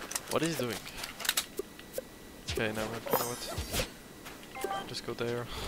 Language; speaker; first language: English; non-native, fluent; French